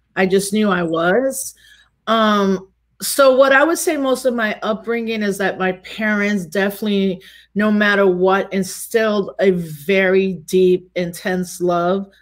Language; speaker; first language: English; native; English